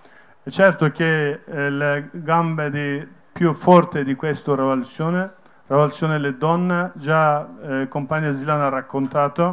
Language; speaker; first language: Italian; non-native, learner; Kurdish